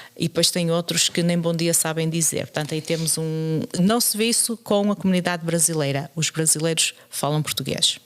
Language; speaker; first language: Portuguese; native; Portuguese